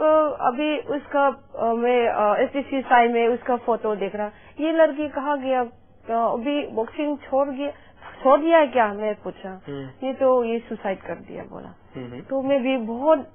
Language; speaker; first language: Hindi; non-native, local second language; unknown